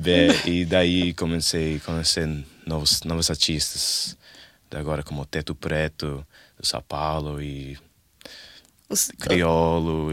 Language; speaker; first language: Portuguese; non-native, learner; English